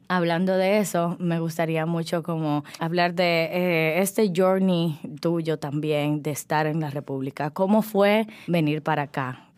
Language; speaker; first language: Spanish; native; Spanish